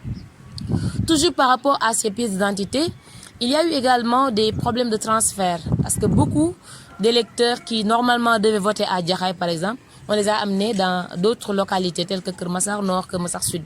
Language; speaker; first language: French; non-native, local second language; Wolof